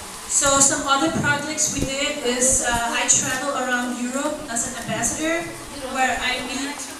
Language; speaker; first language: English; non-native, fluent; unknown